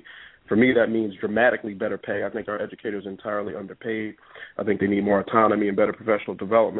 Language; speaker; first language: English; native; English